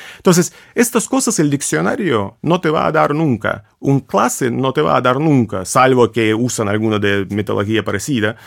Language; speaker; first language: Spanish; non-native, fluent; Russian